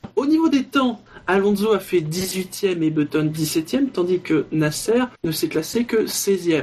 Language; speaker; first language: French; native; French